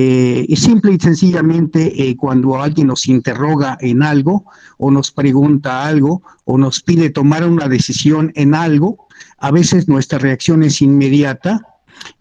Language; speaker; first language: Spanish; native; Spanish